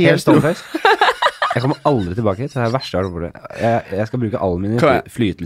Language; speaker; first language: Norwegian; native; Norwegian